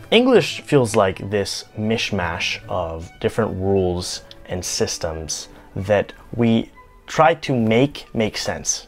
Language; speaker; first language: English; native; English